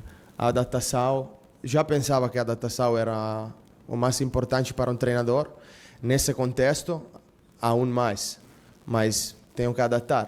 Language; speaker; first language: Portuguese; non-native, fluent; Spanish